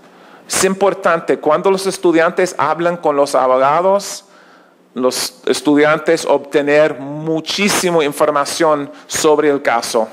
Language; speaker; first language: Spanish; non-native, learner; English